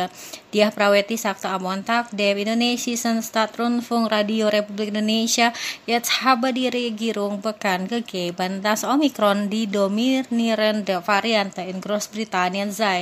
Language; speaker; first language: German; non-native, fluent; Indonesian